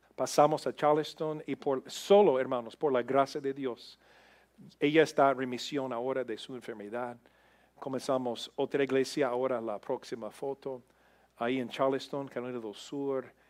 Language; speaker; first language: Spanish; non-native, fluent; English